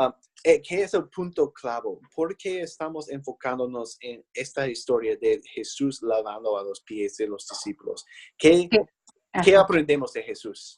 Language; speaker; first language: Spanish; non-native, fluent; English